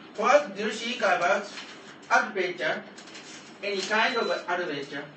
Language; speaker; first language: English; non-native, learner; Japanese